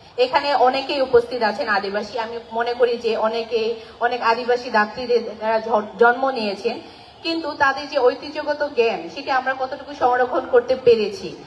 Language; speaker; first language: Bangla; non-native, local second language; Garo